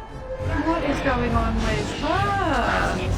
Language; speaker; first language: English; native; English